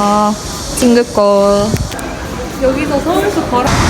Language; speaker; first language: Korean; non-native, fluent; Japanese